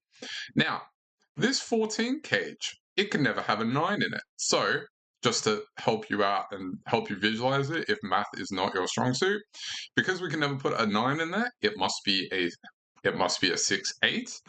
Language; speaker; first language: English; native; English